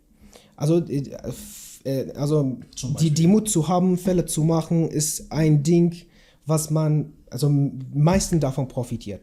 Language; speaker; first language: German; non-native, learner; Kurdish